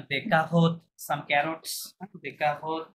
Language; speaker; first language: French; non-native, fluent; Bangla